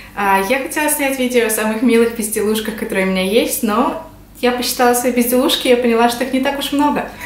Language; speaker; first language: Russian; native; Russian